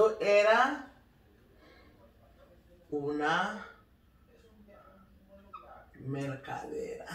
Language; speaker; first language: Spanish; non-native, learner; Haitian Creole